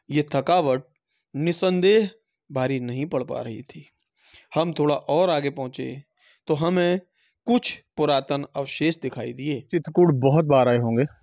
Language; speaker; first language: Hindi; native; Hindi